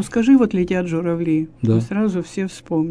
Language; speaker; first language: Russian; native; Russian